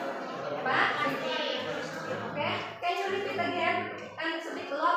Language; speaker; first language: English; non-native, learner; Indonesian